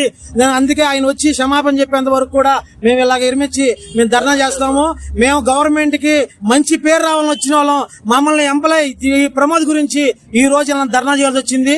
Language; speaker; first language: Telugu; native; Telugu